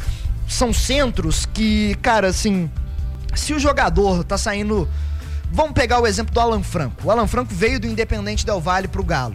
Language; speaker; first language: Portuguese; native; Portuguese